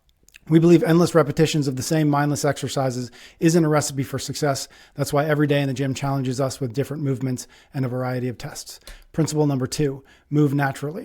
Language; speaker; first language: English; native; English